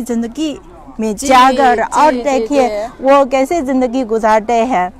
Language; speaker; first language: Urdu; non-native, fluent; Chinese